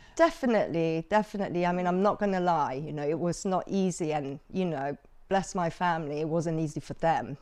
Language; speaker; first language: English; early bilingual, other home language; Cantonese